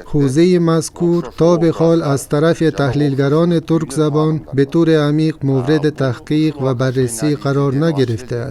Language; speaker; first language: Persian; non-native, fluent; Kyrgyz